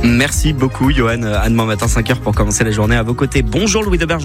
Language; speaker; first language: French; native; French